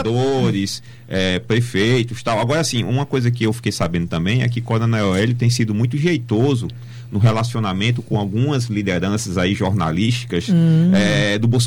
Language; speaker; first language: Portuguese; native; Portuguese